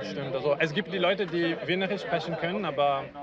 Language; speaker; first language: German; non-native, fluent; Portuguese